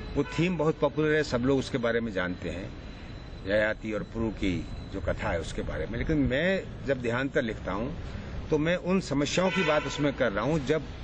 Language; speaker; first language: Hindi; native; Hindi